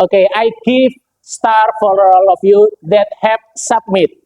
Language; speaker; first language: English; non-native, fluent; Indonesian